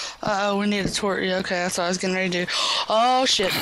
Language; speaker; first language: English; native; English